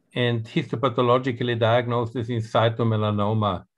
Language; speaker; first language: English; non-native, fluent; German